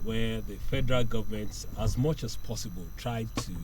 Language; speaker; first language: English; non-native, local second language; Yoruba